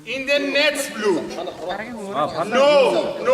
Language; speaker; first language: English; non-native, learner; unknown